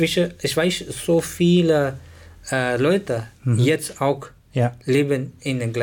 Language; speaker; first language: German; non-native, learner; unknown